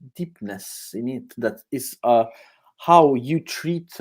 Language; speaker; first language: English; non-native, learner; Italian